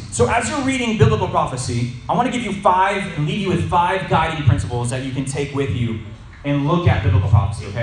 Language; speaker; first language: English; native; English